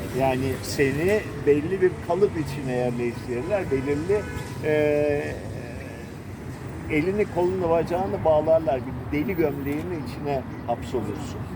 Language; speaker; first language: Turkish; native; Turkish